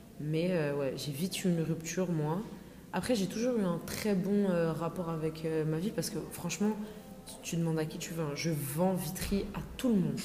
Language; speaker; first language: French; native; French